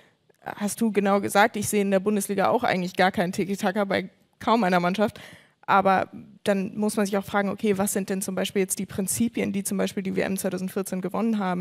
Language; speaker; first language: German; native; German